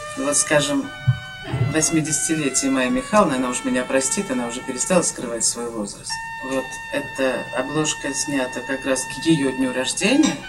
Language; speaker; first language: Russian; native; Russian